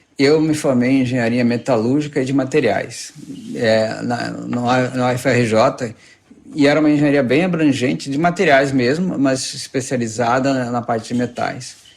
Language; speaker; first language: Portuguese; native; Portuguese